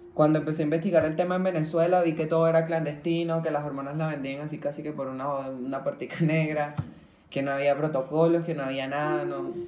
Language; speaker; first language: Spanish; native; Spanish